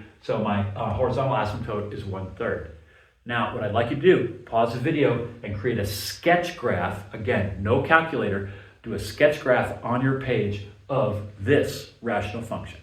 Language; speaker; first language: English; native; English